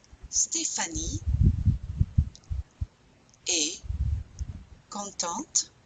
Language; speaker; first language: French; non-native, fluent; English